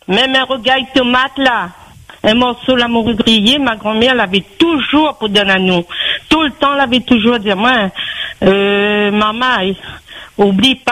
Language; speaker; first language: French; non-native, local second language; Réunion Creole French